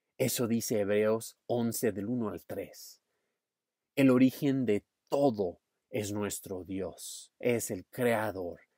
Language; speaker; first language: Spanish; non-native, fluent; English